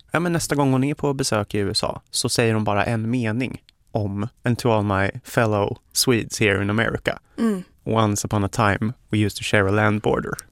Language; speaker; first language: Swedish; native; Swedish